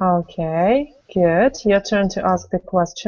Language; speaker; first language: English; non-native, fluent; Russian